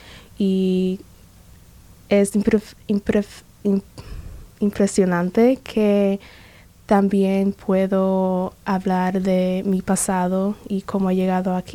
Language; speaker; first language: Spanish; early bilingual, other home language; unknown